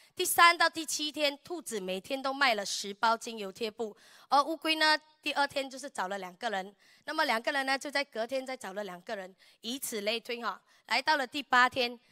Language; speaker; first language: Chinese; native; Chinese